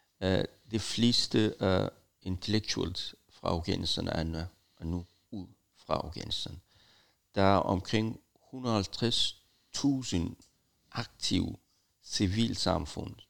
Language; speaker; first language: Danish; non-native, fluent; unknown